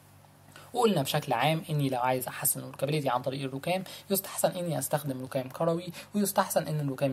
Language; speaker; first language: Arabic; native; Arabic